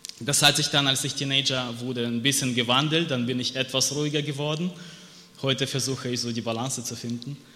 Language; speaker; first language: German; non-native, fluent; Russian